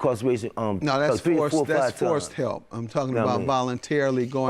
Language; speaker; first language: English; native; English